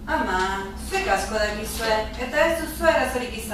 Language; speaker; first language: Basque; non-native, learner; Spanish